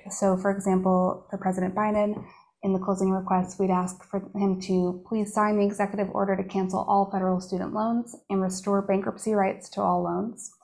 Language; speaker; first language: English; native; English